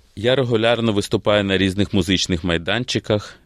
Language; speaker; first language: Ukrainian; native; Ukrainian